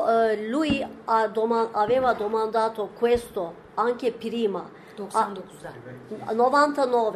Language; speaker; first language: Italian; non-native, fluent; Turkish